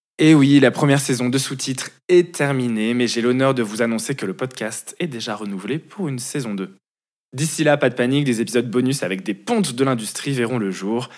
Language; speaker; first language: French; native; French